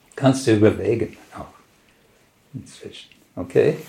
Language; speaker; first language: German; non-native, learner; English